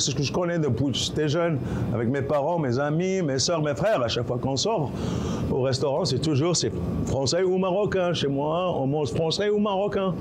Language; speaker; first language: French; non-native, local second language; Arabic